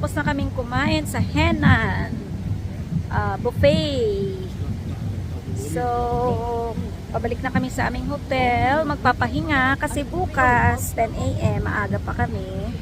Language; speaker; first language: Filipino; non-native, local second language; Hiligaynon